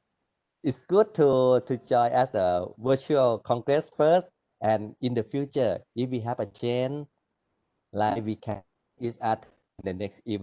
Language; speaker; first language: English; non-native, learner; Thai